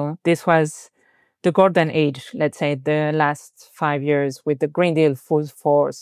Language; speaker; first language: English; non-native, fluent; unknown